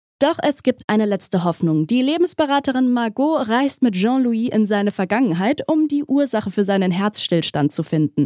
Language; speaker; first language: German; native; German